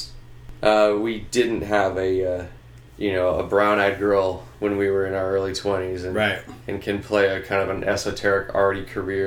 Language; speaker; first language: English; native; English